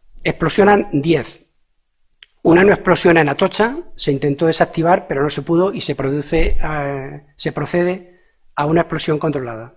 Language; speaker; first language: Spanish; native; Spanish